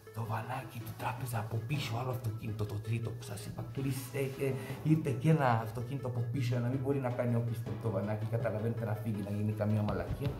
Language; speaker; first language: Greek; non-native, fluent; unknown